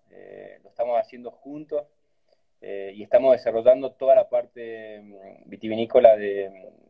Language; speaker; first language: Spanish; native; Spanish